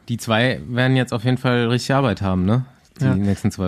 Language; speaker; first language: German; native; German